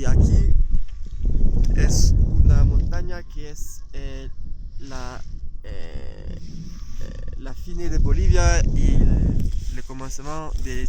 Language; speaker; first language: Spanish; non-native, learner; French